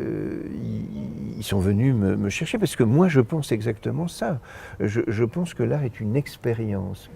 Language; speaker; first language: French; native; French